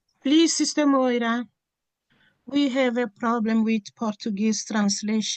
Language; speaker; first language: English; non-native, learner; French